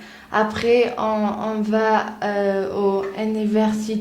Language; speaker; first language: French; non-native, learner; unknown